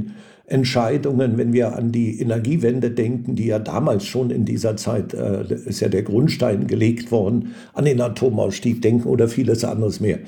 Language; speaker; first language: German; native; German